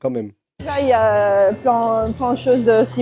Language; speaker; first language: French; non-native, fluent; English